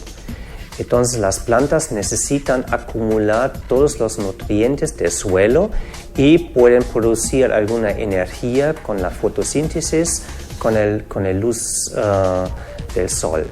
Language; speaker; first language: Spanish; non-native, fluent; German